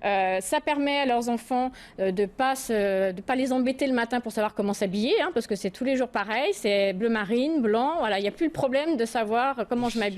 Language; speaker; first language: French; native; French